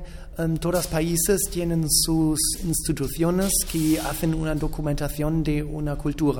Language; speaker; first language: Spanish; non-native, fluent; German